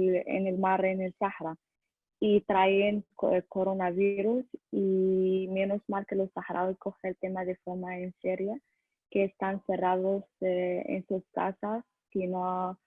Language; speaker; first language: Spanish; non-native, learner; Arabic